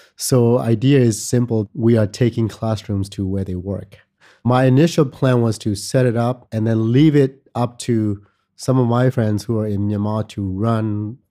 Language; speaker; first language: English; non-native, fluent; Burmese